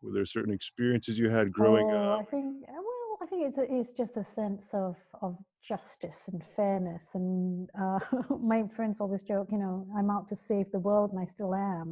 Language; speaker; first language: English; native; English